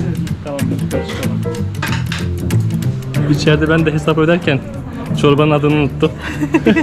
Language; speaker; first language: Turkish; native; Turkish